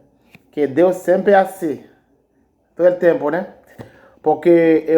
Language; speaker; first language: Portuguese; non-native, learner; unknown